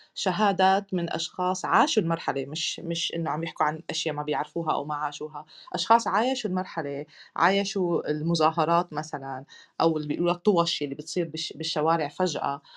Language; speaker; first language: Arabic; native; Arabic